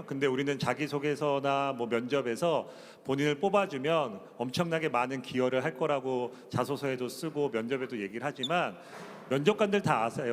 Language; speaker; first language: Korean; native; Korean